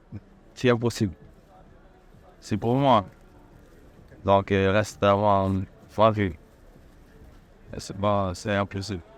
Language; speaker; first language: French; non-native, local second language; Arabic